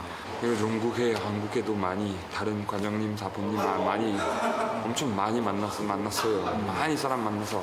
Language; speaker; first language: Korean; non-native, learner; French